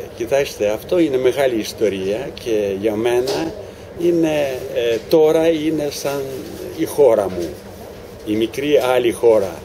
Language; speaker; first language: Greek; non-native, learner; Ukrainian